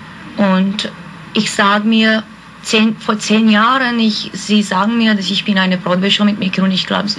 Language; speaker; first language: German; non-native, fluent; Hungarian